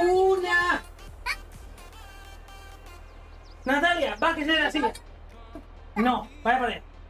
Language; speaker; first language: Spanish; non-native, learner; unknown